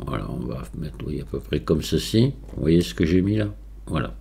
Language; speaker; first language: French; native; French